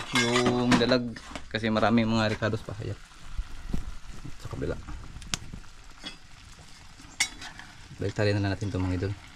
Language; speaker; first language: Filipino; non-native, local second language; Cebuano